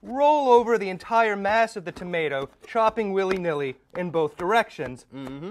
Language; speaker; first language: English; native; English